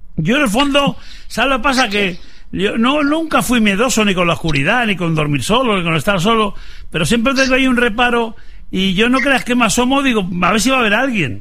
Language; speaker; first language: Spanish; native; Spanish